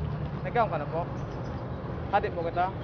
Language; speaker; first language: Filipino; non-native, local second language; Bikol